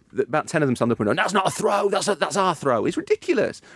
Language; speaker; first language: English; native; English